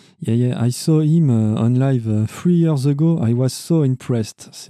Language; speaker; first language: English; non-native, learner; French